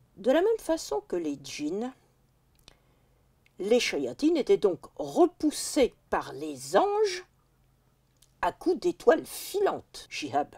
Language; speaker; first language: French; native; French